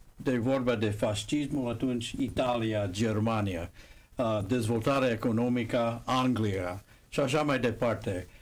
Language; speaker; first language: Romanian; non-native, fluent; English